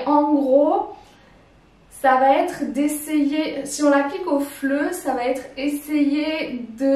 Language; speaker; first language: French; native; French